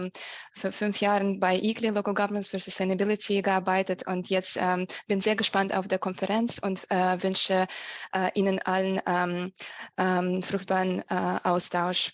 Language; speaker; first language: German; non-native, fluent; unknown